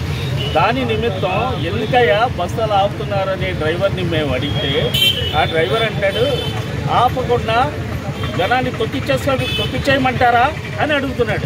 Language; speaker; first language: Telugu; native; Telugu